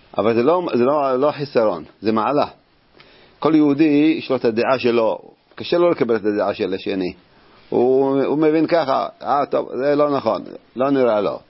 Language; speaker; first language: Hebrew; native; Hebrew